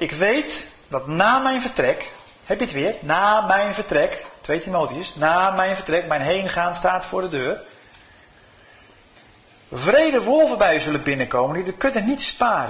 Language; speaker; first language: Dutch; native; Dutch